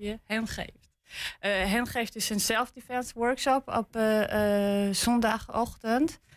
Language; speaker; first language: Dutch; non-native, learner; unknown